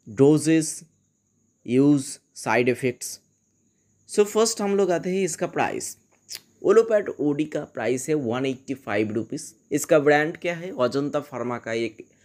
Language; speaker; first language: Hindi; non-native, local second language; Bangla